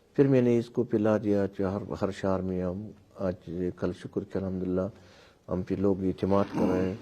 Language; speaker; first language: Urdu; non-native, local second language; Pashto